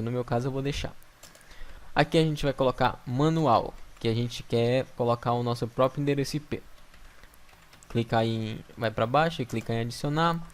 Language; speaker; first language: Portuguese; native; Portuguese